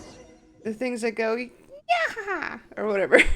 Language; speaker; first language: English; native; English